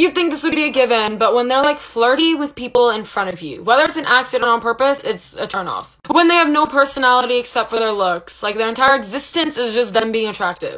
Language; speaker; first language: English; native; English